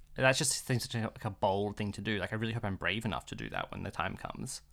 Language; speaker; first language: English; native; English